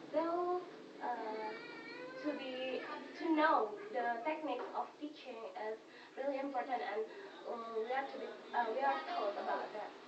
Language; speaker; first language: English; non-native, fluent; Indonesian